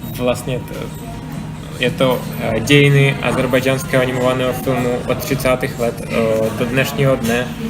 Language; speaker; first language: Czech; non-native, fluent; Azerbaijani